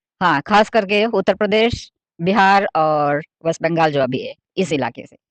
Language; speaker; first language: Hindi; early bilingual, heritage; Hindi